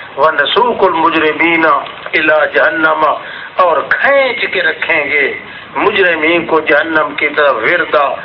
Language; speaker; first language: Urdu; non-native, local second language; Saraiki